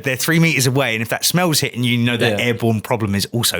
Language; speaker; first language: English; native; English